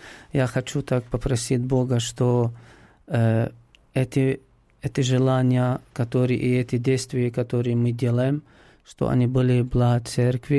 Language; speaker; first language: Russian; non-native, fluent; Arabic